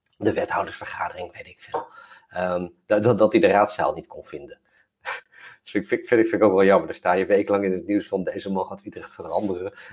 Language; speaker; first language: Dutch; native; Dutch